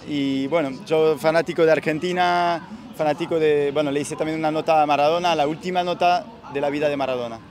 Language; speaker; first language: Spanish; non-native, fluent; French